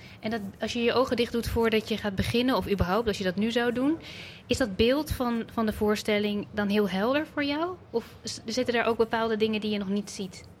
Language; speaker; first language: Dutch; native; Dutch